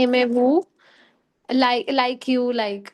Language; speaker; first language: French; non-native, learner; Hindi